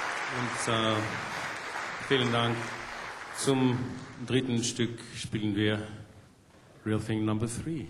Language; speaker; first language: German; non-native, learner; French